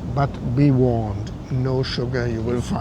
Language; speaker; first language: English; non-native, fluent; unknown